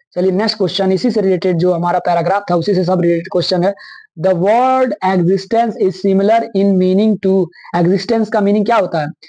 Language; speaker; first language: Hindi; native; Hindi